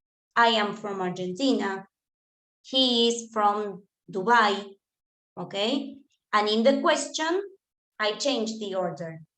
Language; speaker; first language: English; non-native, fluent; Spanish